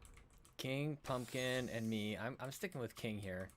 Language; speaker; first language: English; native; English